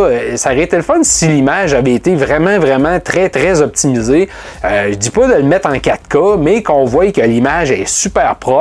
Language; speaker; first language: French; native; French